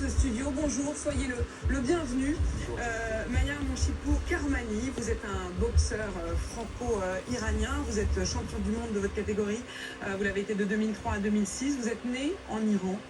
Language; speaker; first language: French; native; French